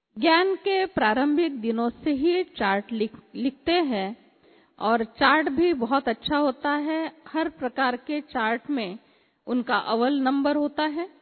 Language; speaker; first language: Hindi; native; Hindi